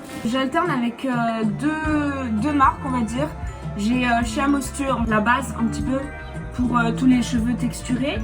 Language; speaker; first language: French; native; French